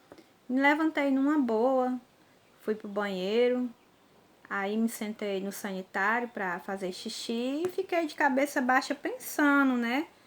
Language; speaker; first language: Portuguese; native; Portuguese